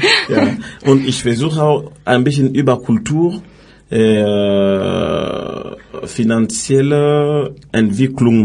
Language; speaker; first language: German; non-native, learner; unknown